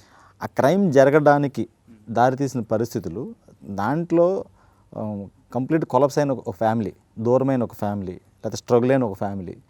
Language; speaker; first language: Telugu; native; Telugu